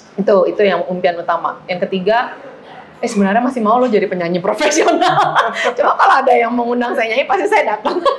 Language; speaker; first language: Indonesian; native; Indonesian